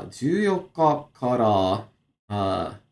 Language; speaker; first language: Japanese; non-native, learner; English